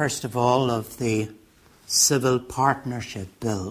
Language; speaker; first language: English; native; English